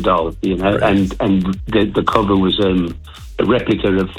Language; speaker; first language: English; native; English